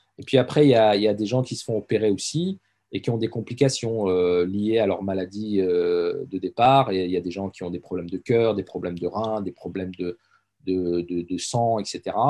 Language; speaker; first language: French; early bilingual, other home language; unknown